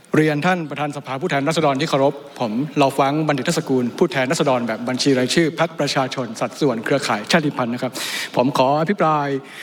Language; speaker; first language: Thai; non-native, local second language; Hmong